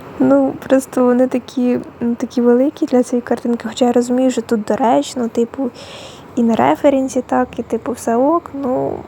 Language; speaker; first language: Ukrainian; non-native, local second language; Russian